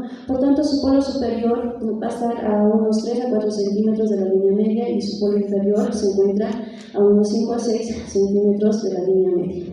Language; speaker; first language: Spanish; native; Spanish